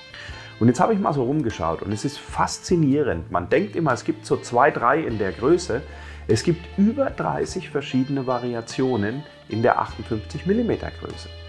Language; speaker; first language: German; native; German